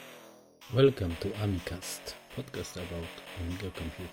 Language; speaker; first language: English; non-native, fluent; Polish